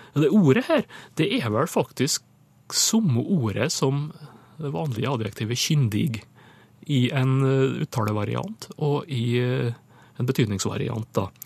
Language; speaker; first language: Norwegian; native; Norwegian